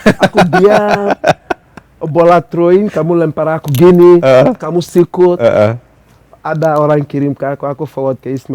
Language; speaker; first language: Indonesian; non-native, fluent; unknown